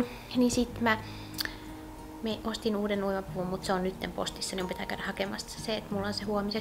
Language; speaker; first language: Finnish; native; Finnish